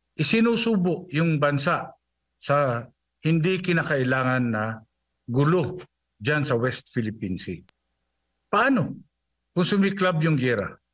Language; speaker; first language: Filipino; non-native, local second language; Cebuano